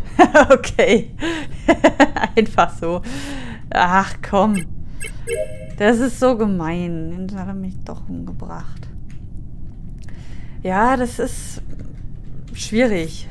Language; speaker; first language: German; native; German